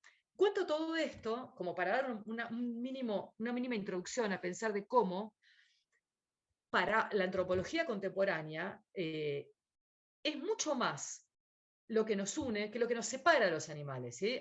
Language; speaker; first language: Spanish; native; Spanish